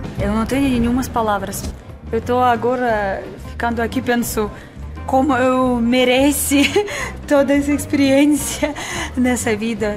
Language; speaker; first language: Portuguese; non-native, fluent; Russian